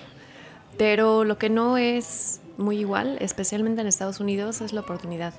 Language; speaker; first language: Spanish; early bilingual, heritage; Spanish